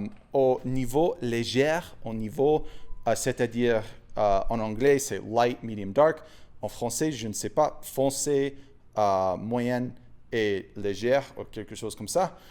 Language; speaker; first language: French; non-native, fluent; English